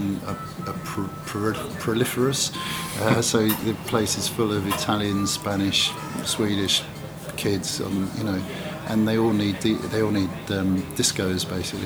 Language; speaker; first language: English; native; English